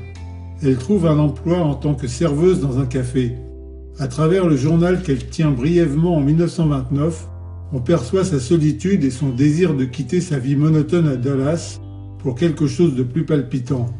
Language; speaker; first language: French; native; French